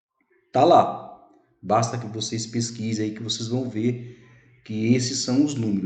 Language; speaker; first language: Portuguese; native; Portuguese